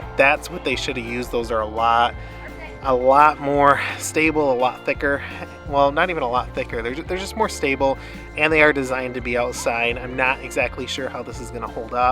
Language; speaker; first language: English; native; English